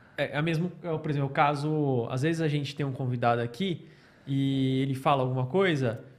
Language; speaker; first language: Portuguese; native; Portuguese